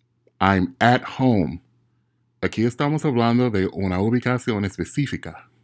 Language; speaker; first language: Spanish; non-native, fluent; English